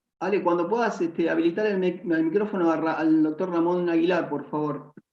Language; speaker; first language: Spanish; native; Spanish